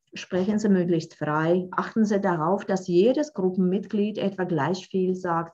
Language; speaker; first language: German; non-native, fluent; Russian